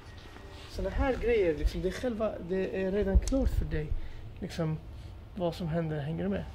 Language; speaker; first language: Swedish; early bilingual, other home language; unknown